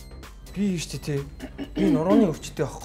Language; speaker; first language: Mongolian; native; Mongolian